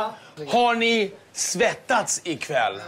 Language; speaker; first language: Swedish; native; Swedish